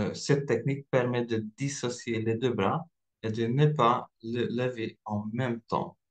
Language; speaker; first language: French; non-native, fluent; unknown